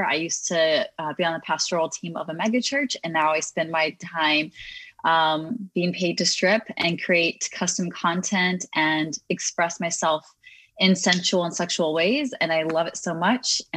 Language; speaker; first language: English; native; English